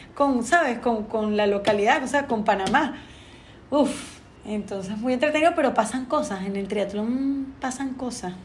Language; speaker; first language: Spanish; native; Spanish